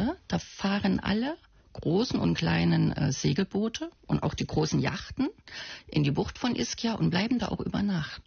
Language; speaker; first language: German; native; German